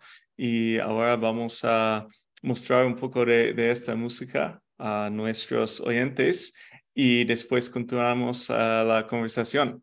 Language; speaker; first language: Spanish; non-native, fluent; English